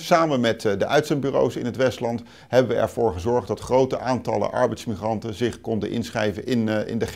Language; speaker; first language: Dutch; native; Dutch